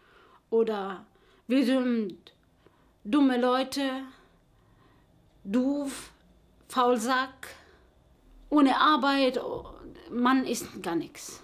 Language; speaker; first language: German; non-native, learner; Arabic